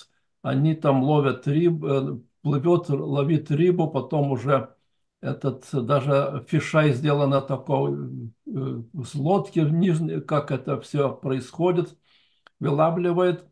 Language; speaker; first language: Russian; non-native, fluent; Lithuanian